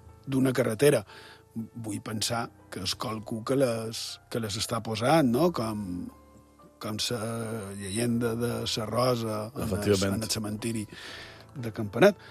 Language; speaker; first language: Catalan; native; Catalan